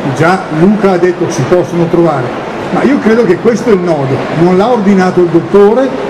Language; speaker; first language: Italian; native; Italian